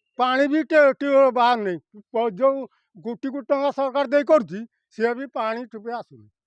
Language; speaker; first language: Odia; native; Odia